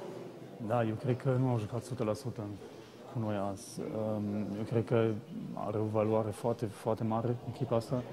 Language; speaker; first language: Romanian; early bilingual, heritage; Romanian